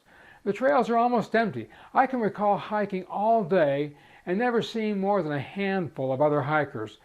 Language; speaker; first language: English; native; English